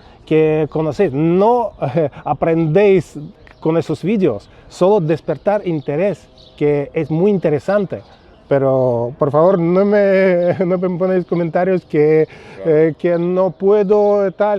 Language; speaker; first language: Spanish; non-native, fluent; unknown